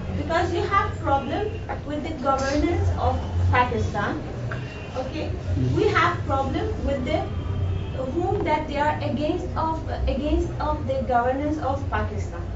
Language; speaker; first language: English; non-native, learner; Persian